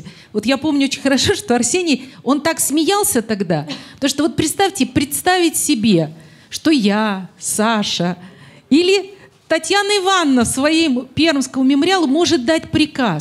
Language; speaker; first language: Russian; native; Russian